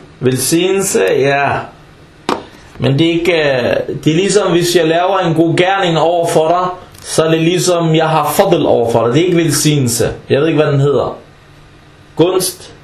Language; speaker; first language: Danish; early bilingual, other home language; Arabic